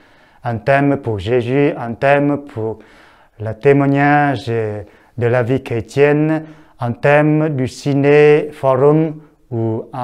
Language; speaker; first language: French; non-native, fluent; Vietnamese